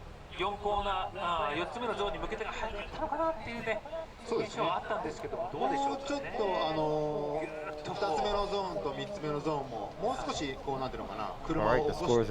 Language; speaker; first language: Japanese; native; Japanese